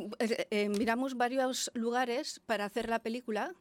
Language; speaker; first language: Spanish; non-native, fluent; Lithuanian